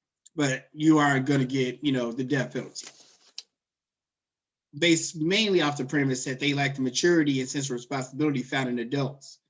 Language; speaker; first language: English; native; English